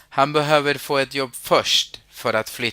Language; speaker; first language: Swedish; non-native, fluent; Spanish